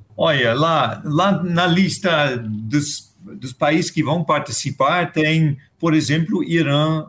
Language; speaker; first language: Portuguese; non-native, fluent; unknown